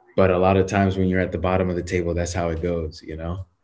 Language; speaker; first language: English; native; English